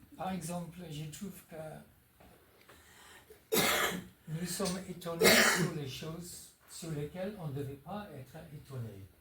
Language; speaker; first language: French; non-native, fluent; English